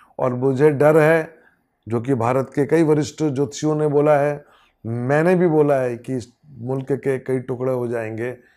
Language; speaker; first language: Hindi; native; Hindi